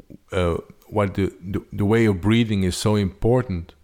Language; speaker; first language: English; non-native, fluent; Dutch